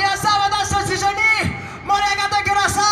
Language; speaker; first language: Japanese; non-native, fluent; English